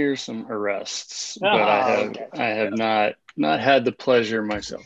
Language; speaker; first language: English; native; English